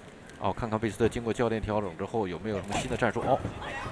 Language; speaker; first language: Chinese; native; Chinese